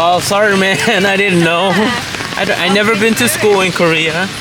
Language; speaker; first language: English; non-native, fluent; Spanish